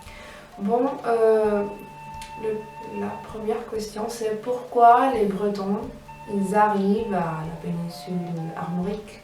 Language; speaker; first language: French; non-native, fluent; Spanish